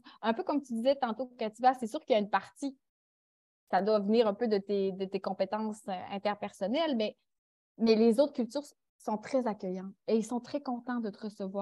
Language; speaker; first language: French; native; French